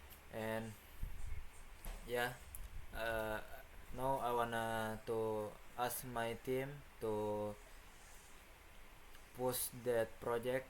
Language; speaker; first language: English; non-native, learner; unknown